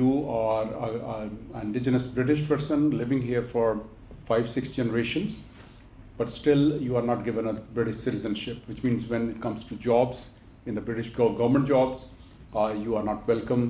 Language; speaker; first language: English; non-native, local second language; Urdu